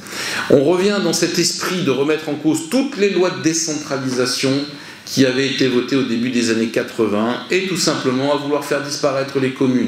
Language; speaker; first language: French; native; French